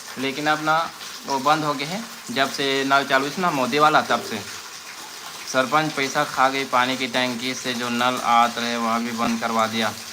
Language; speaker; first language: Hindi; native; Hindi